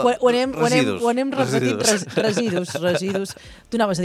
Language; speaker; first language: Catalan; native; Catalan